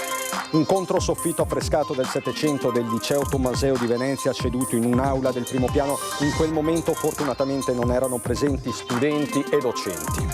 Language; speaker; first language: Italian; native; Italian